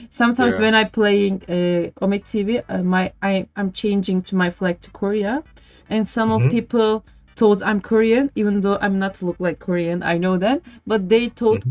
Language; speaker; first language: English; non-native, learner; Turkish